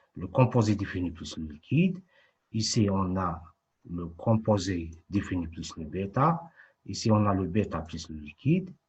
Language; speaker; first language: French; non-native, local second language; Arabic